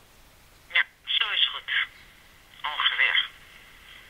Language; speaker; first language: Dutch; non-native, learner; Serbian